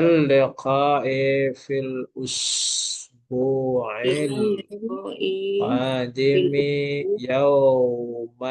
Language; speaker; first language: Arabic; non-native, fluent; Malay